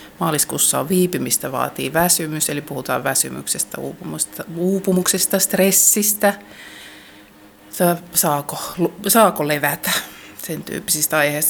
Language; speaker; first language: Finnish; native; Finnish